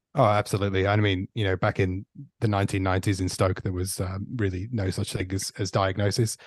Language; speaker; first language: English; native; English